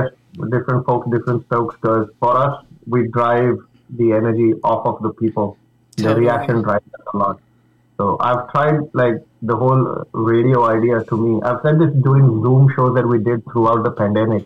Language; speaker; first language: English; non-native, local second language; Marathi